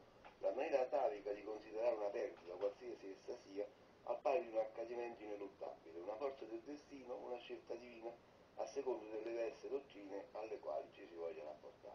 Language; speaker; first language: Italian; native; Italian